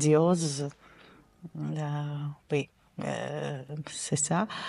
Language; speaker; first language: French; non-native, fluent; Armenian